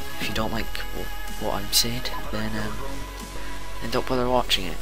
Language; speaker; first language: English; native; English